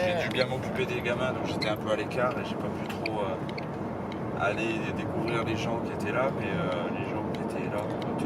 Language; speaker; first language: French; native; French